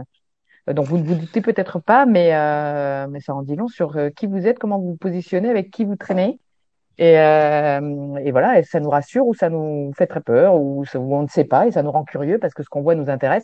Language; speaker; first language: French; native; French